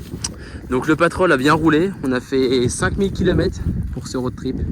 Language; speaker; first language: French; native; French